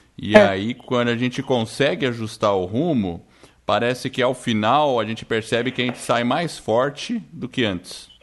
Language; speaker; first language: Portuguese; non-native, fluent; English